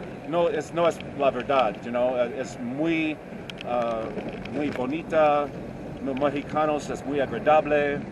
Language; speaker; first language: Spanish; non-native, learner; English